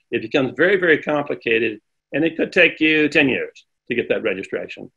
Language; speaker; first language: English; native; English